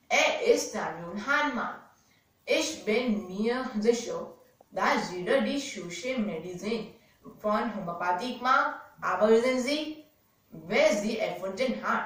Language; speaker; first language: German; non-native, learner; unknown